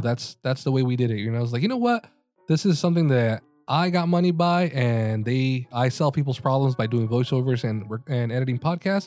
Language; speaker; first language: English; early bilingual, other home language; Spanish